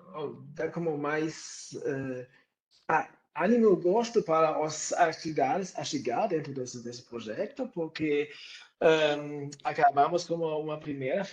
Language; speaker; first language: Portuguese; non-native, fluent; German